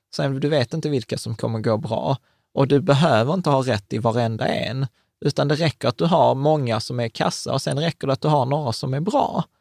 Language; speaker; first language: Swedish; native; Swedish